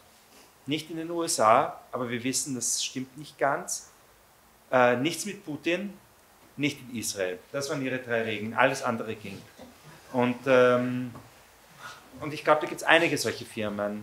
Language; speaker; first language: German; native; German